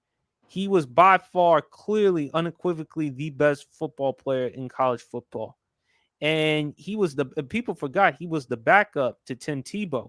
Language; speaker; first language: English; native; English